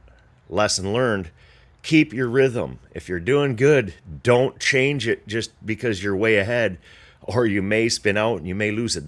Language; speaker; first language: English; native; English